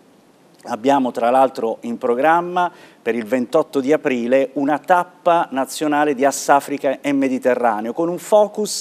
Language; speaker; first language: Italian; native; Italian